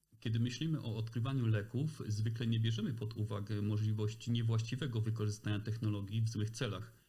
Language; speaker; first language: Polish; native; Polish